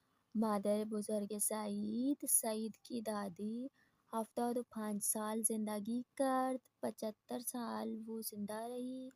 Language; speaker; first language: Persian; non-native, fluent; Urdu